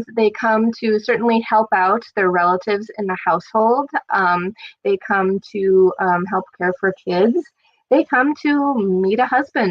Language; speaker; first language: English; native; English